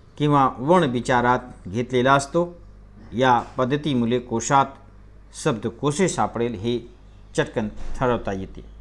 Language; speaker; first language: Marathi; non-native, local second language; Hindi